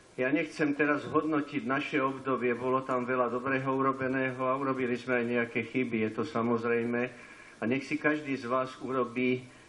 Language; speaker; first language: Slovak; native; Slovak